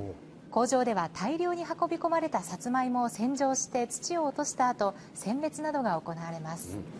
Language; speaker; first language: Japanese; native; Japanese